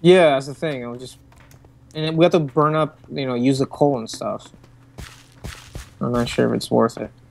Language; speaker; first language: English; native; English